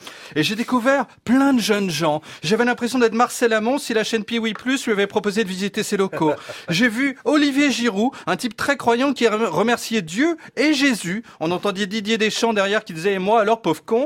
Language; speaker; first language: French; native; French